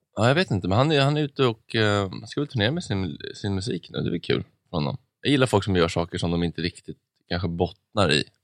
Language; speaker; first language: Swedish; native; Swedish